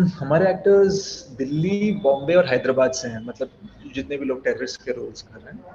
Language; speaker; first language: Hindi; non-native, fluent; Telugu